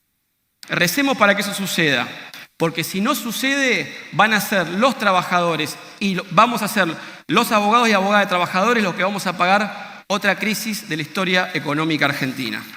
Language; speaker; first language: Spanish; native; Spanish